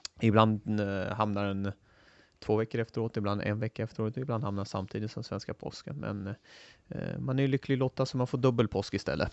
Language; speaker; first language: Swedish; early bilingual, other home language; Turoyo